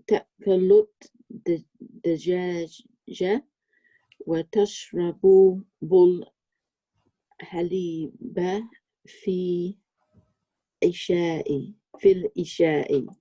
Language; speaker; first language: Arabic; non-native, learner; Urdu